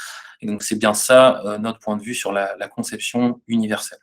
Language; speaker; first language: French; native; French